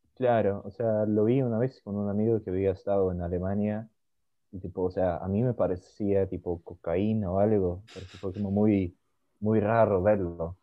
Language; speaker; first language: Spanish; non-native, fluent; Swedish